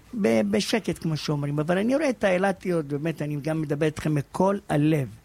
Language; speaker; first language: Hebrew; native; Hebrew